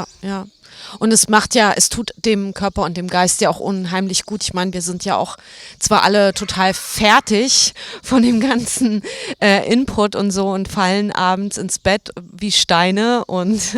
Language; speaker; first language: German; native; German